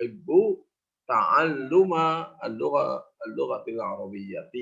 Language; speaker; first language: Arabic; non-native, fluent; Indonesian